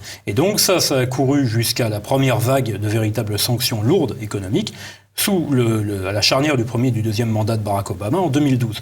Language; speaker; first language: French; native; French